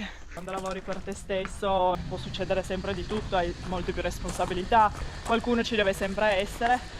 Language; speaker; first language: Italian; native; Italian